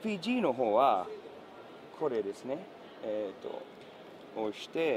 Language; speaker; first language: Japanese; non-native, learner; English